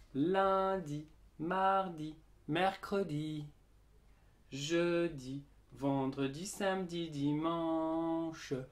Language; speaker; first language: French; native; French